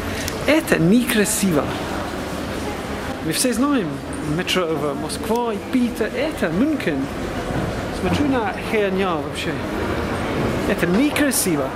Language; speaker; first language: Russian; non-native, learner; English